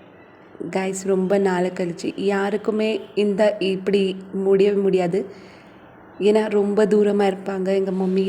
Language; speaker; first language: Tamil; non-native, local second language; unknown